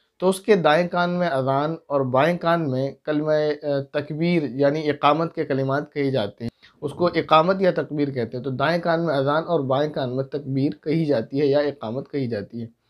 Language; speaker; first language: Urdu; native; Urdu